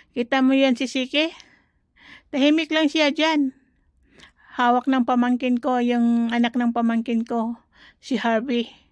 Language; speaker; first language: Filipino; non-native, local second language; Cebuano